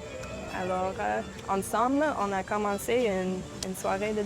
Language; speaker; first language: French; non-native, local second language; English